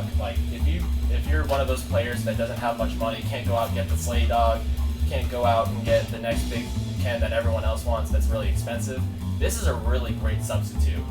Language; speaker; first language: English; native; English